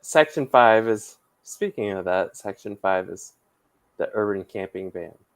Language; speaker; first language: English; native; English